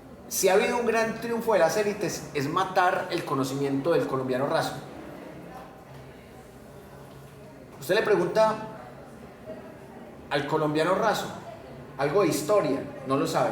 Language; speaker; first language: Spanish; native; Spanish